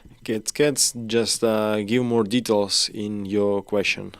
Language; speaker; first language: English; non-native, learner; Ukrainian